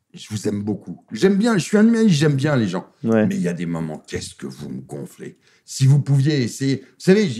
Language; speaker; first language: French; native; French